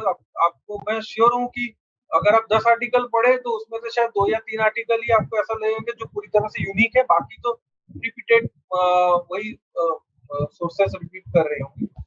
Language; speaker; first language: Hindi; non-native, local second language; Bangla